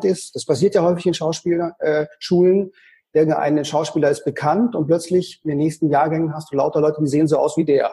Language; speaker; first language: German; native; German